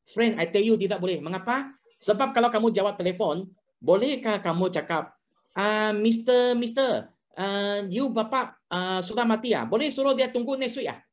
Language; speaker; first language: Malay; non-native, local second language; Chinese